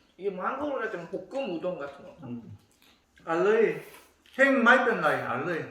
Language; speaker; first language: Thai; non-native, learner; Korean